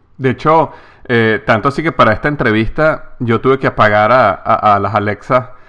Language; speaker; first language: Spanish; native; Spanish